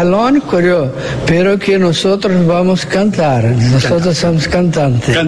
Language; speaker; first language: Spanish; non-native, learner; Portuguese